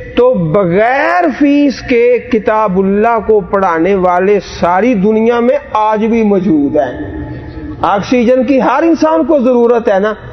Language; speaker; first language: Urdu; non-native, local second language; Punjabi